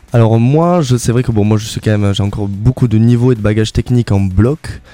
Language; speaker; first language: French; native; French